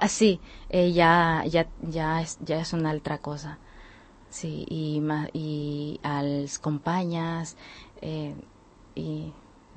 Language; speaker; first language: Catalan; non-native, learner; Spanish